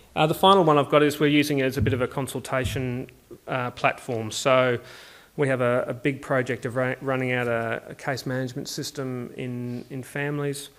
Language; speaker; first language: English; native; English